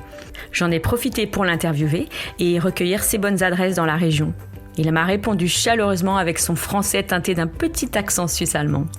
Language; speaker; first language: French; native; French